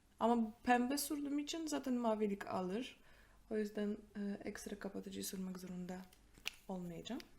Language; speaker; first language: Turkish; non-native, fluent; Polish